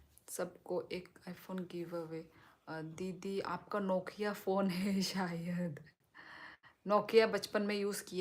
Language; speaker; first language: Hindi; non-native, local second language; Kok Borok